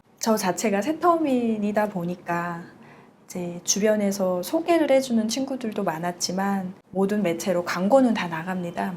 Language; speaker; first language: Korean; native; Korean